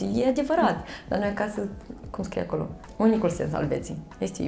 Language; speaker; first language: Romanian; native; Romanian